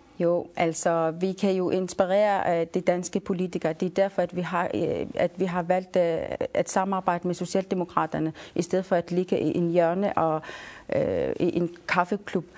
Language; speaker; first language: Danish; non-native, local second language; Kalaallisut